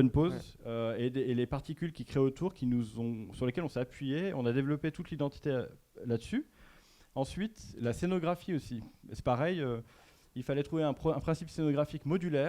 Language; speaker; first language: French; native; French